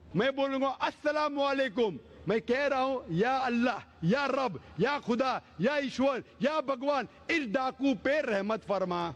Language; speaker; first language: Hindi; non-native, local second language; Konkani